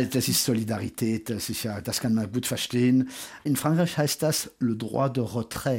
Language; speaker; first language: German; non-native, fluent; French